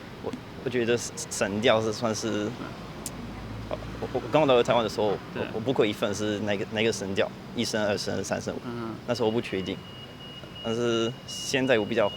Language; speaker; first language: Chinese; non-native, learner; French